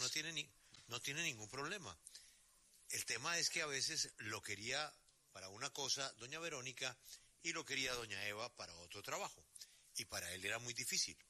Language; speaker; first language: Spanish; native; Spanish